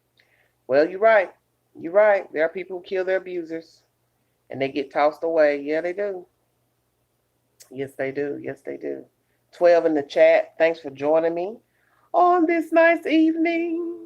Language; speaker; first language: English; native; English